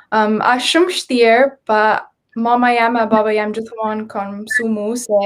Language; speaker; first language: Albanian; early bilingual, heritage; Albanian